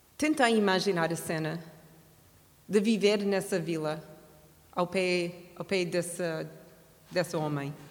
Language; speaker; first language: Portuguese; non-native, fluent; English